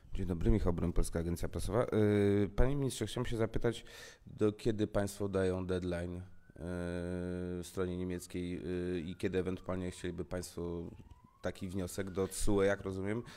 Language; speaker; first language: Polish; native; Polish